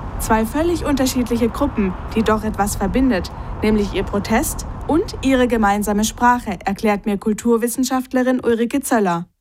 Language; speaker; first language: German; native; German